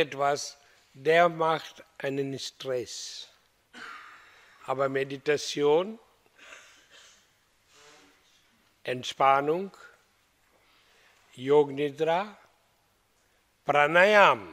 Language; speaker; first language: German; non-native, learner; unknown